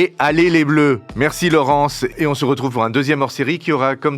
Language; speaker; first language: French; native; French